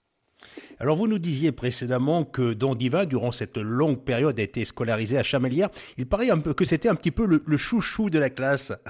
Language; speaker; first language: French; native; French